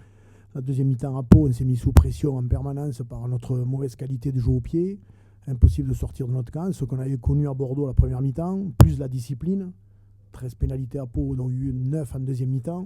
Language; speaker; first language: French; native; French